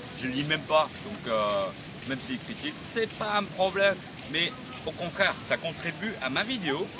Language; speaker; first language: French; early bilingual, other home language; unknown